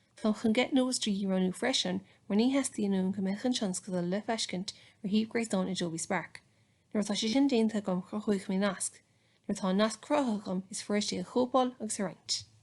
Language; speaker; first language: Irish; native; Irish